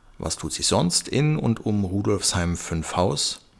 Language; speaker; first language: German; native; German